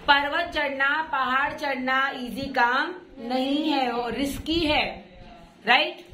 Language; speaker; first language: Hindi; non-native, local second language; Marathi